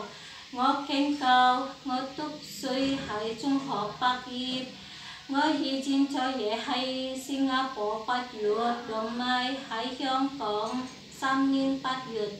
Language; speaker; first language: Cantonese; non-native, learner; Indonesian